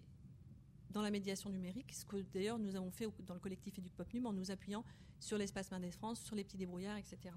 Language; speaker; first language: French; native; French